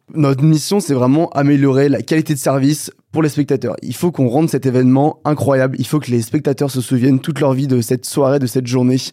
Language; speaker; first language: French; native; French